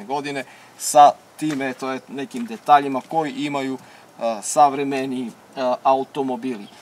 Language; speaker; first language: Serbian; native; Serbian